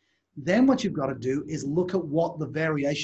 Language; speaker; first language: English; native; English